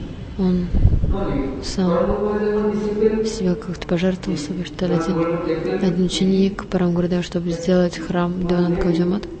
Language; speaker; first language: Russian; non-native, learner; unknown